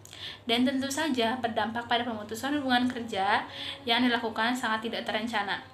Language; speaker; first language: Indonesian; native; Indonesian